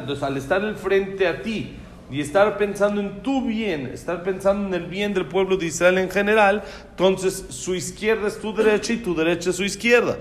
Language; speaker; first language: Spanish; native; Spanish